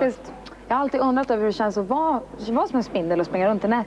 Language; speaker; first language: Swedish; native; Swedish